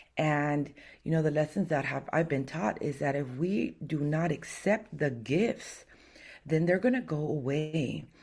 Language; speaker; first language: English; early bilingual, other home language; Spanish